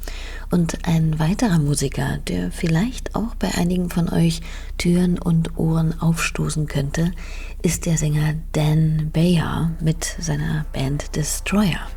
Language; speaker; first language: German; native; German